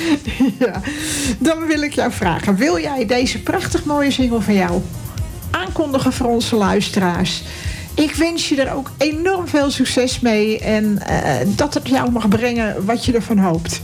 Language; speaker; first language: Dutch; native; Dutch